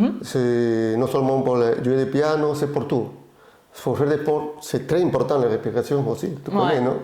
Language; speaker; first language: French; non-native, learner; Spanish